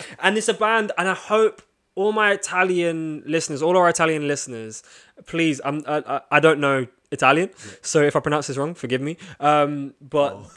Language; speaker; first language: English; native; English